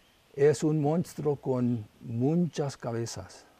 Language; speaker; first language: Spanish; non-native, local second language; English